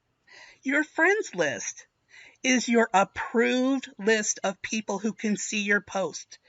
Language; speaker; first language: English; native; English